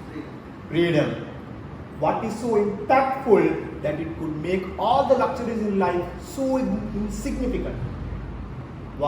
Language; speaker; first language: English; non-native, local second language; Sinhala